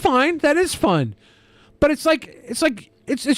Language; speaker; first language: English; native; English